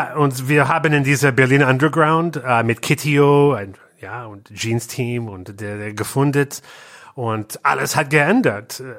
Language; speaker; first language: German; non-native, learner; English